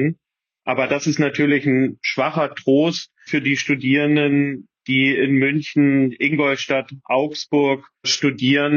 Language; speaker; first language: German; native; German